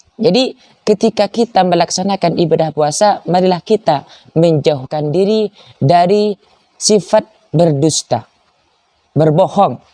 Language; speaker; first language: Malay; non-native, local second language; Madurese